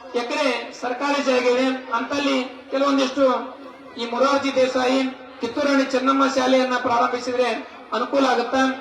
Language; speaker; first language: Kannada; native; Kannada